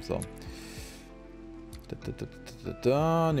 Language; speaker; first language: German; native; German